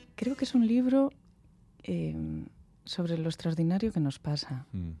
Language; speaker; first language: Spanish; native; Spanish